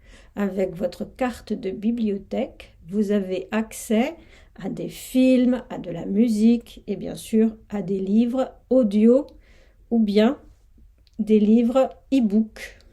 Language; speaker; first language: French; non-native, fluent; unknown